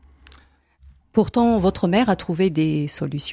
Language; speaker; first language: French; native; French